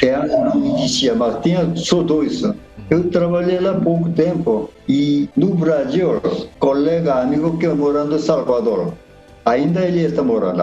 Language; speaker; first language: Portuguese; non-native, learner; Korean